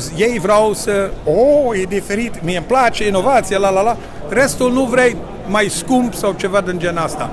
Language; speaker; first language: Romanian; non-native, learner; Dutch